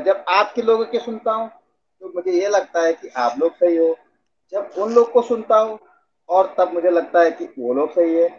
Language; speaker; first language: Hindi; native; Hindi